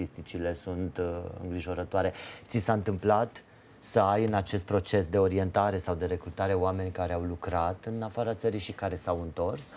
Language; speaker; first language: Romanian; native; Romanian